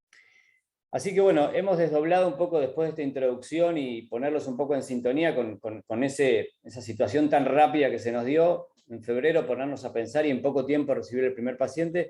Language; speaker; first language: Spanish; native; Spanish